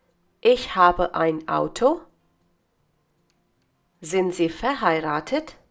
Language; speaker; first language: German; non-native, fluent; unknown